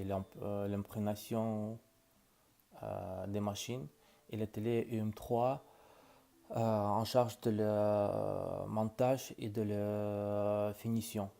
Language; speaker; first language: French; non-native, learner; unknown